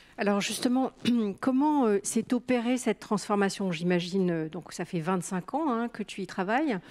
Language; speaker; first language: French; native; French